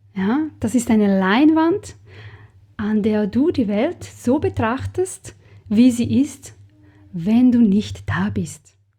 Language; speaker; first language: German; non-native, fluent; Serbian